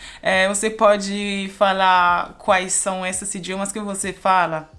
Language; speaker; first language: Portuguese; non-native, fluent; German